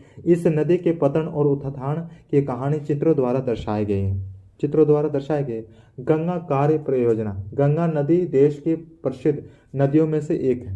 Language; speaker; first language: Hindi; native; Hindi